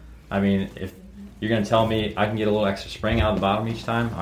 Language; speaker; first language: English; native; English